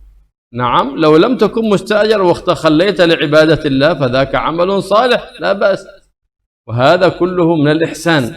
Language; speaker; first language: Arabic; native; Arabic